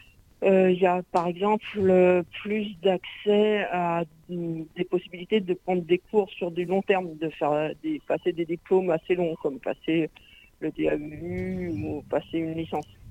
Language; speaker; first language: French; native; French